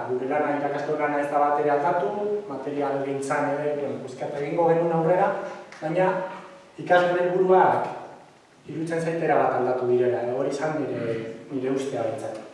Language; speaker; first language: Basque; native; Basque